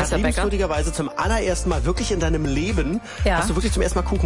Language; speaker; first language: German; native; German